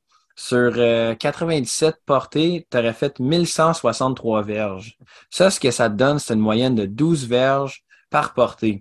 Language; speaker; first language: French; native; French